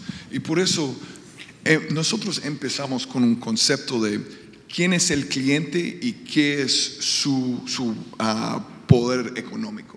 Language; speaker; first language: Spanish; non-native, fluent; English